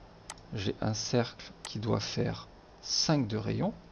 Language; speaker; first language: French; native; French